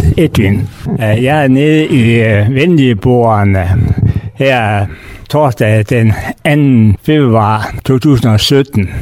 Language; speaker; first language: Danish; native; Danish